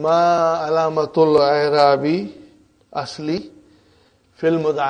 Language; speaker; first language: Arabic; non-native, fluent; Urdu